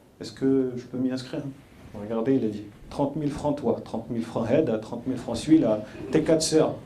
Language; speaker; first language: French; early bilingual, other home language; Arabic